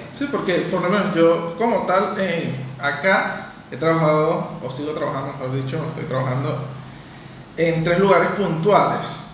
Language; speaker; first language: Spanish; native; Spanish